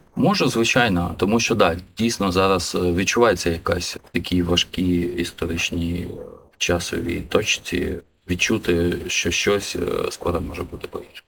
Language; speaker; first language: Ukrainian; non-native, local second language; Russian